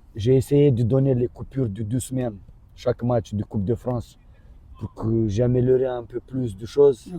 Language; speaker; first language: French; non-native, learner; Romanian